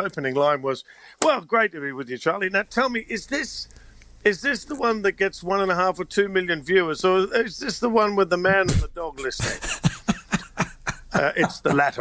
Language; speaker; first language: English; native; English